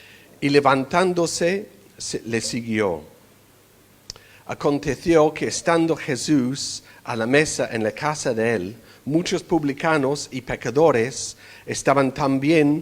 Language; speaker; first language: Spanish; non-native, fluent; English